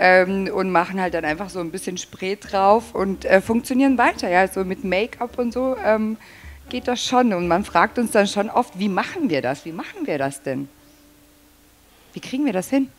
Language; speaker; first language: German; native; German